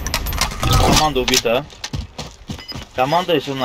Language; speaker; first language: Russian; non-native, learner; Azerbaijani